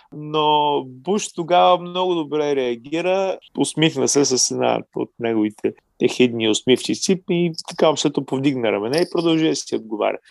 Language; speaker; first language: Bulgarian; native; Bulgarian